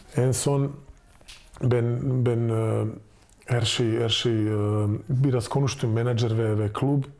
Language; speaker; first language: Turkish; non-native, fluent; Serbian